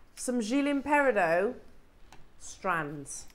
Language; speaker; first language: English; native; English